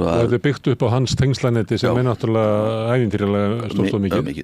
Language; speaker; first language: Icelandic; native; Icelandic